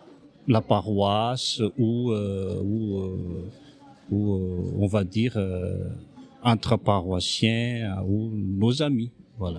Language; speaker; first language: French; non-native, local second language; Malagasy